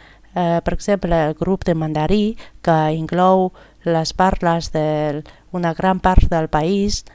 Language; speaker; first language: Catalan; non-native, fluent; Chinese